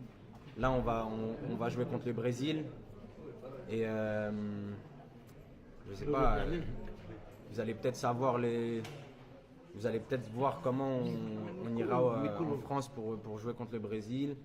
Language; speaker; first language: French; early bilingual, other home language; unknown